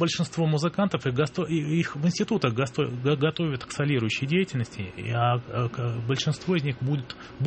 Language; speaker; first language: Russian; native; Russian